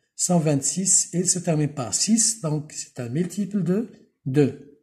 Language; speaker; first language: French; non-native, local second language; Arabic